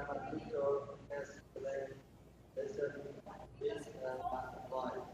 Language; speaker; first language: English; non-native, learner; Vietnamese